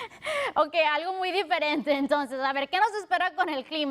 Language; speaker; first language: Spanish; native; Spanish